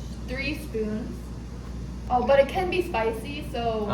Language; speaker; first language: English; non-native, fluent; Korean